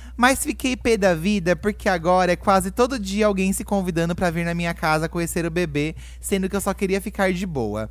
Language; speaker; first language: Portuguese; native; Portuguese